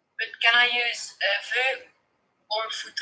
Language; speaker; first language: French; non-native, learner; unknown